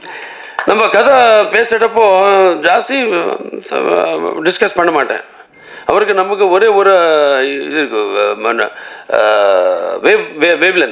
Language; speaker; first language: Tamil; non-native, local second language; Telugu